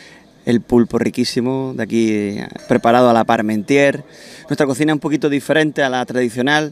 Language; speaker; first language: Spanish; native; Spanish